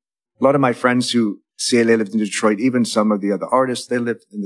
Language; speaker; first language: English; native; English